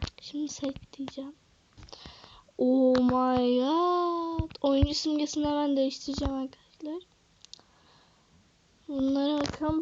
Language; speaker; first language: Turkish; native; Turkish